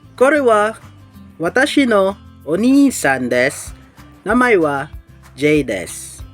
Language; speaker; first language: Japanese; non-native, learner; Hiligaynon